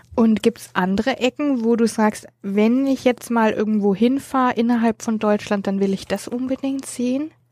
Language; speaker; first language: German; native; German